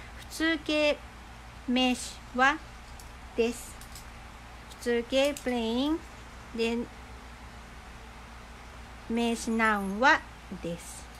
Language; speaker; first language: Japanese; non-native, fluent; Filipino